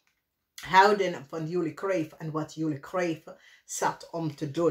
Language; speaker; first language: Dutch; non-native, fluent; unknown